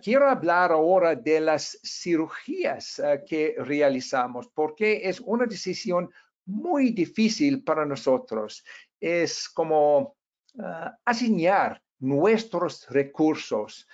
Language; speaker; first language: Spanish; non-native, fluent; English